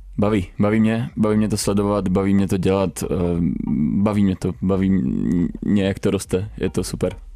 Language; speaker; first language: Czech; early bilingual, other home language; Romanian